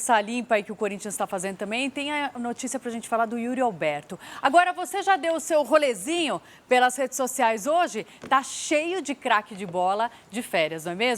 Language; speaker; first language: Portuguese; native; Portuguese